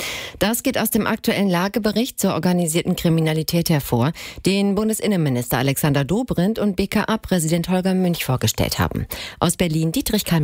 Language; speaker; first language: German; native; German